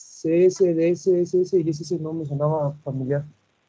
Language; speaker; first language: Spanish; native; Spanish